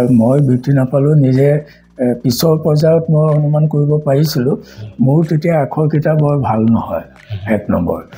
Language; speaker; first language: Assamese; native; Assamese